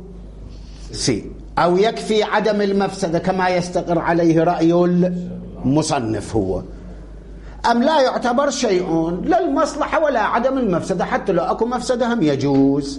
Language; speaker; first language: Arabic; native; Arabic